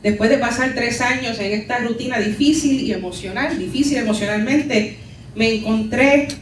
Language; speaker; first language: Spanish; early bilingual, heritage; Spanish